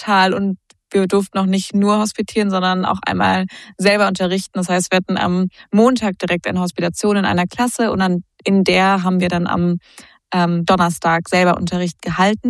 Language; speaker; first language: German; native; German